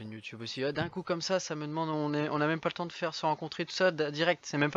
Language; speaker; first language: French; native; French